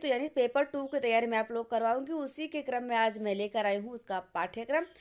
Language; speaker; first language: Hindi; native; Hindi